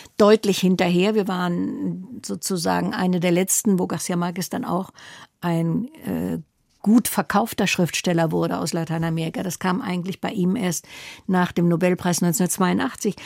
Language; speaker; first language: German; native; German